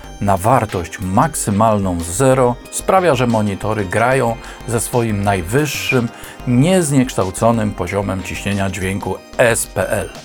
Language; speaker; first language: Polish; native; Polish